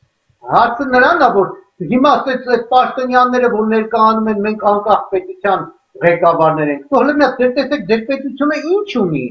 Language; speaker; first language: Armenian; native; Armenian